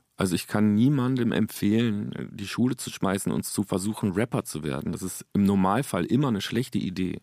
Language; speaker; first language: German; native; German